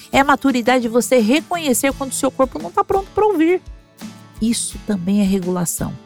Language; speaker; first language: Portuguese; native; Portuguese